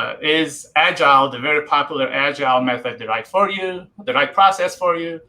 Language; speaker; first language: English; native; English